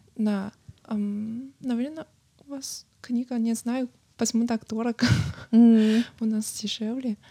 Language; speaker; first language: Russian; non-native, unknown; Chinese